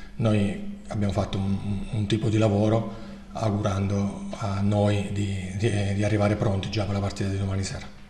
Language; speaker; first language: Italian; native; Italian